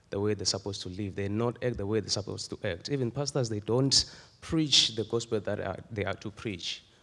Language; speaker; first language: English; non-native, local second language; Swati